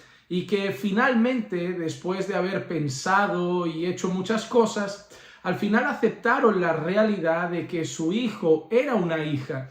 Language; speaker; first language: Spanish; native; Spanish